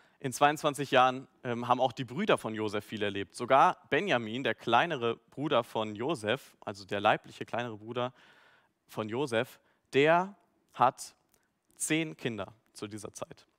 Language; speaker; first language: German; native; German